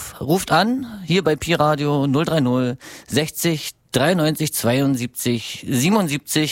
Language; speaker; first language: German; native; German